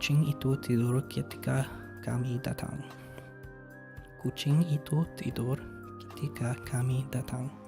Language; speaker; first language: Indonesian; non-native, learner; English